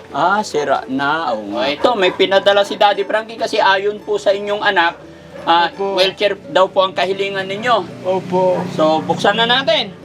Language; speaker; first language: Filipino; native; Filipino